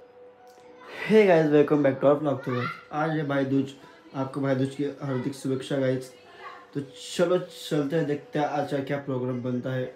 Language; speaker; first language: Hindi; non-native, local second language; Marathi